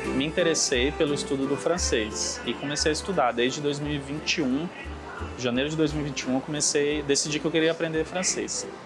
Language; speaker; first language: Portuguese; native; Portuguese